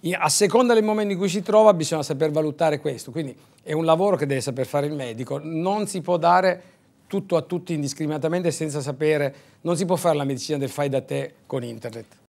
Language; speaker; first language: Italian; native; Italian